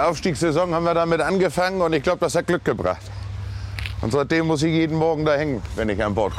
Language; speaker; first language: German; native; German